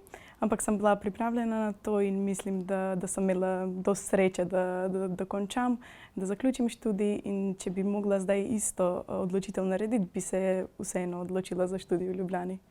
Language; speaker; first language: Slovenian; non-native, fluent; Macedonian